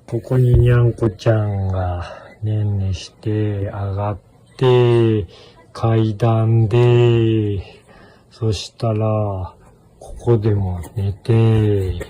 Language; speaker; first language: Japanese; native; Japanese